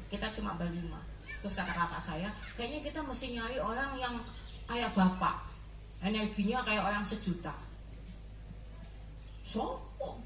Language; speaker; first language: Indonesian; native; Indonesian